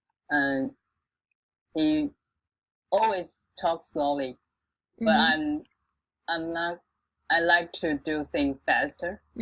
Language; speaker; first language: English; non-native, local second language; Chinese